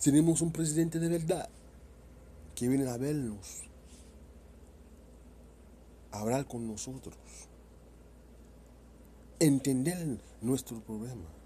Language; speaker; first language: Spanish; non-native, fluent; Haitian Creole